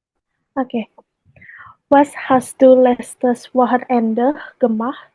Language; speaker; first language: German; non-native, learner; Indonesian